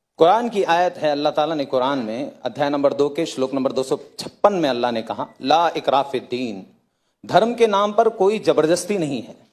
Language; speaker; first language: Hindi; native; Hindi